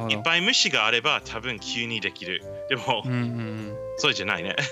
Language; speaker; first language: Japanese; non-native, learner; English